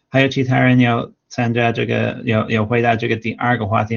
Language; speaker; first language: Chinese; non-native, fluent; English